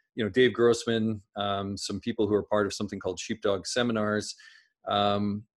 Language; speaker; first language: English; native; English